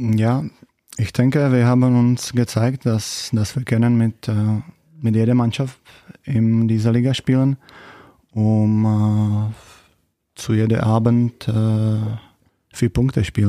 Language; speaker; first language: German; non-native, learner; Czech